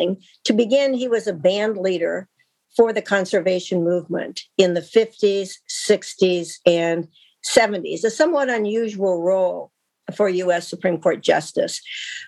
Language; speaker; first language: English; native; English